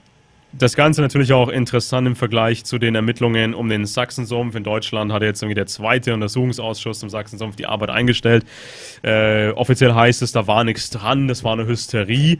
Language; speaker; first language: German; native; German